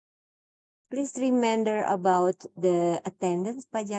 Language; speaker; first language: English; non-native, learner; Indonesian